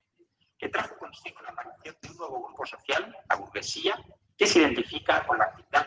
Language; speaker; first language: Spanish; native; Spanish